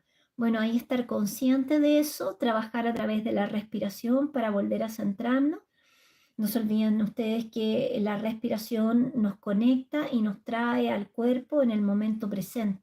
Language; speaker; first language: Spanish; native; Spanish